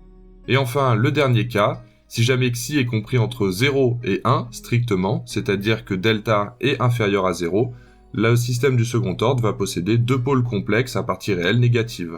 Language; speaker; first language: French; native; French